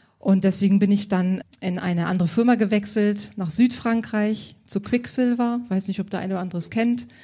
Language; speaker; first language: German; native; German